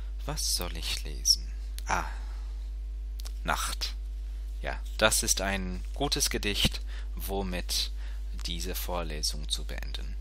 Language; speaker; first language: German; non-native, fluent; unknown